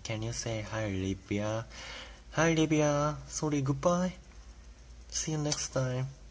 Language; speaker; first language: English; non-native, learner; Japanese